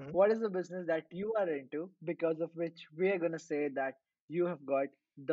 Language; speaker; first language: English; non-native, local second language; Hindi